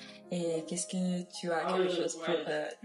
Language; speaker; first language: French; non-native, learner; Thai